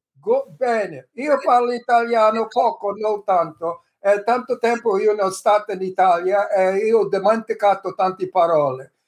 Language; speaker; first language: Italian; early bilingual, heritage; English